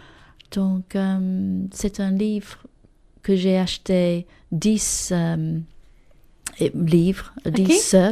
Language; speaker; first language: French; non-native, fluent; English